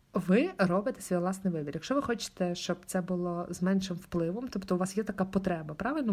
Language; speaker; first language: Ukrainian; native; Ukrainian